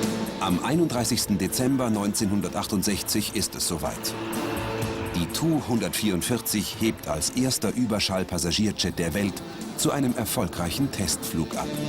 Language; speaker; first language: German; native; German